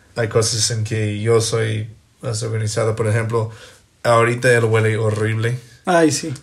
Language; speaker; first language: Spanish; non-native, fluent; English